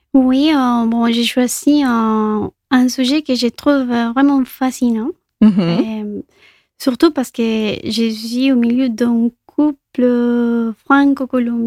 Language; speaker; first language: French; non-native, fluent; Spanish